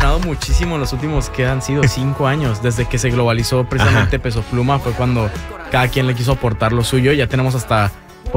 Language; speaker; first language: Spanish; native; Spanish